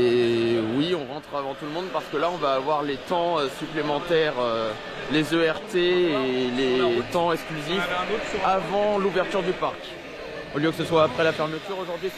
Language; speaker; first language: French; native; French